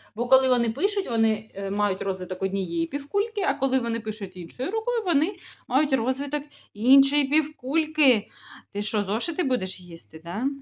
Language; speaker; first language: Ukrainian; non-native, local second language; Russian